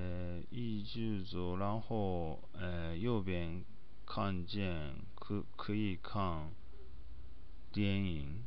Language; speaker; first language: Chinese; non-native, learner; Japanese